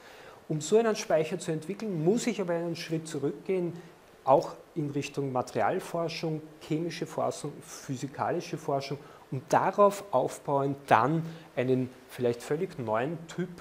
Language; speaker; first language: German; native; German